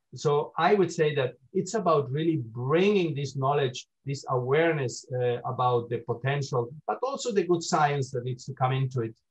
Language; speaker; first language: English; non-native, fluent; Spanish